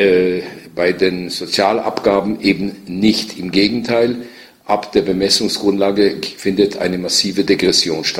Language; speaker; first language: German; native; German